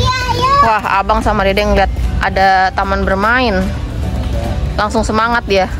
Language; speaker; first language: Indonesian; native; Indonesian